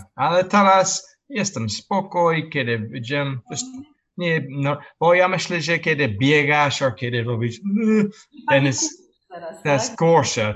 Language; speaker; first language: Polish; non-native, learner; English